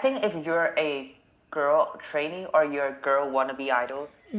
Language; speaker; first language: English; non-native, local second language; Cantonese